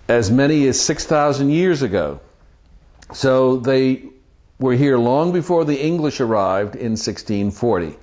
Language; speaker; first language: English; native; English